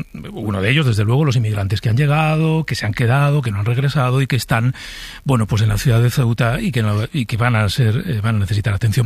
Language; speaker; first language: Spanish; native; Spanish